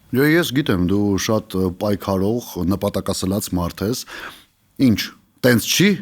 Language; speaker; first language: Armenian; native; Armenian